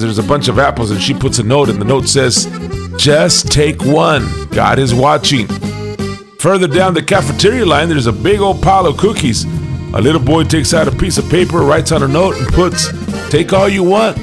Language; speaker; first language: English; early bilingual, other home language; Spanish